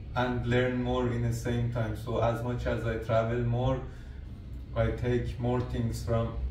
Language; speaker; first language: English; non-native, fluent; Persian